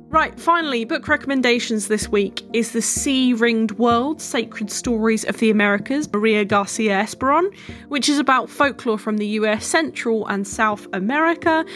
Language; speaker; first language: English; native; English